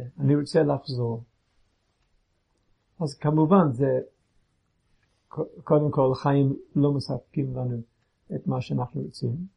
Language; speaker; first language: Hebrew; non-native, fluent; English